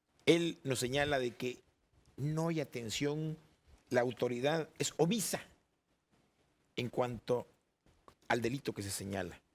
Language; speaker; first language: Spanish; native; Spanish